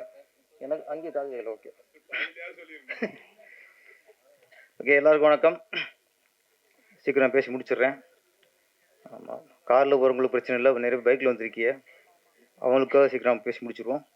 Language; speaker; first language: Tamil; native; Tamil